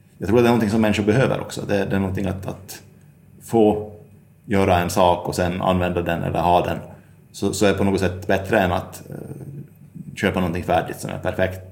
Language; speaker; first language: Swedish; native; Swedish